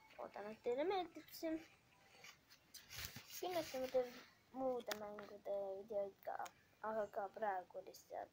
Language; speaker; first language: Finnish; non-native, learner; Estonian